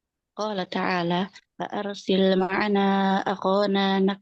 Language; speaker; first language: Arabic; non-native, learner; Indonesian